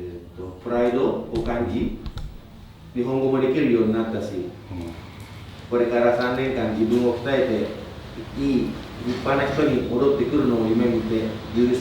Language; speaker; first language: Japanese; non-native, fluent; Indonesian